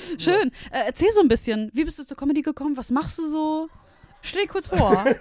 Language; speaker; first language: German; native; German